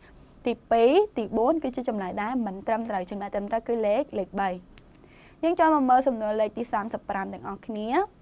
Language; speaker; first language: Khmer; native; Khmer